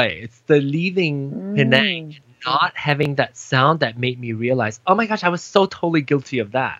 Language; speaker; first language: English; non-native, local second language; Min Nan Chinese